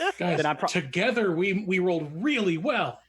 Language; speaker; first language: English; native; English